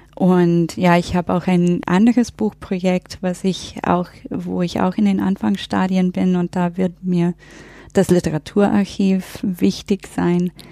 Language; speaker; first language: German; non-native, fluent; English